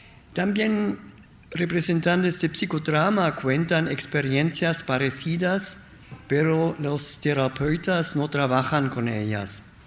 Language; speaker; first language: Spanish; non-native, learner; German